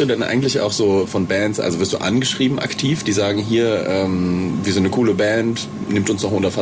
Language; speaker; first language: German; native; German